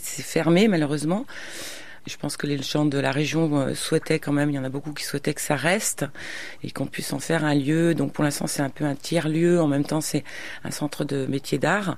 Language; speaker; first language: French; native; French